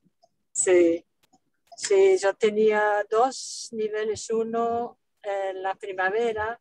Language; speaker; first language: Spanish; non-native, fluent; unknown